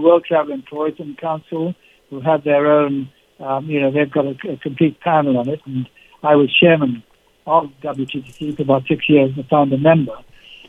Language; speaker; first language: English; native; English